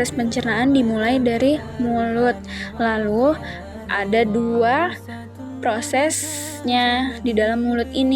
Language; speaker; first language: Indonesian; native; Indonesian